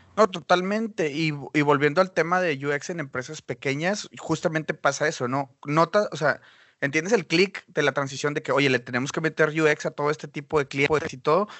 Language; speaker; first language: Spanish; native; Spanish